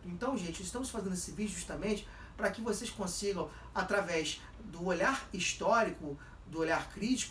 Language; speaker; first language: Portuguese; native; Portuguese